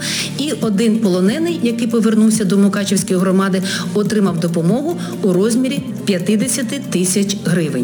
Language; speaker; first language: Ukrainian; native; Ukrainian